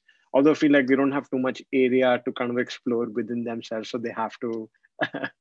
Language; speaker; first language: English; non-native, local second language; Hindi